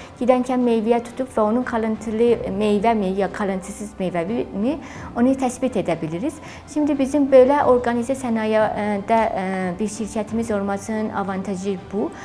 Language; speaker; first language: Turkish; non-native, fluent; Azerbaijani